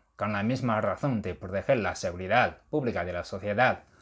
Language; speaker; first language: Spanish; non-native, fluent; Chinese